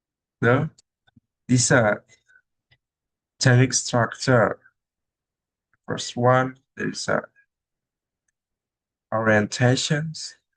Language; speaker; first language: English; non-native, learner; Indonesian